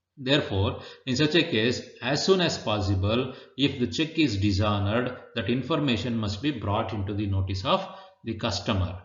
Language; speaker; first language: English; non-native, local second language; Kannada